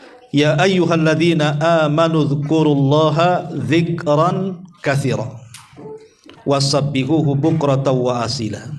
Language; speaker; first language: Indonesian; native; Indonesian